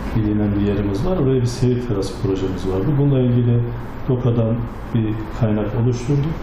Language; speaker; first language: Turkish; native; Turkish